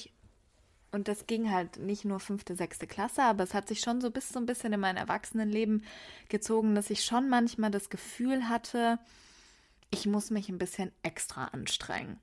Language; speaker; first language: German; early bilingual, other home language; Persian